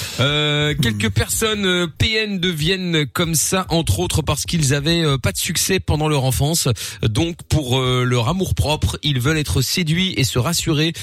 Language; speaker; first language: French; early bilingual, other home language; Portuguese